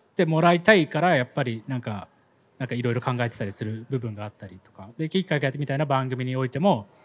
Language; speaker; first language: Japanese; native; Japanese